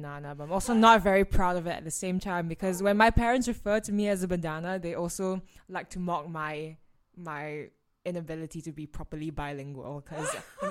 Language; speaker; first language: English; native; English